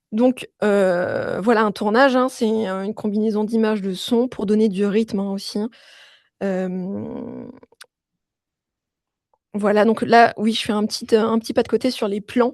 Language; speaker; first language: French; native; French